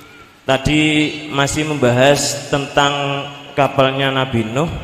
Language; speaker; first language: Indonesian; non-native, local second language; Javanese